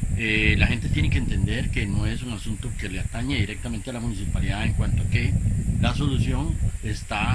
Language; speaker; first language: Spanish; native; Spanish